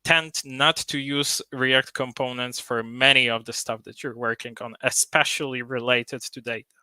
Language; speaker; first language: English; non-native, fluent; Polish